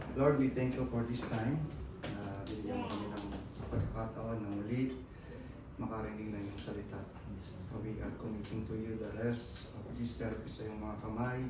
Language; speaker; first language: Filipino; native; Filipino